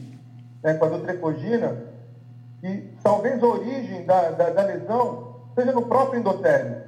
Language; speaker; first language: Portuguese; native; Portuguese